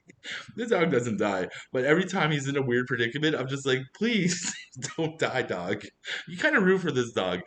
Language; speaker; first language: English; native; English